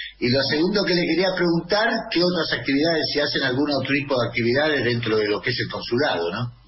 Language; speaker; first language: Spanish; native; Spanish